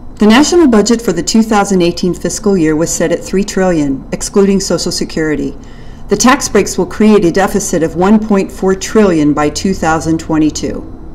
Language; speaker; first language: English; native; English